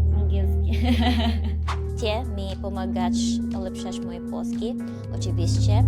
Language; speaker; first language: Polish; non-native, learner; Cebuano